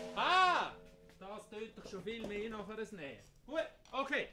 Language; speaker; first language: German; native; German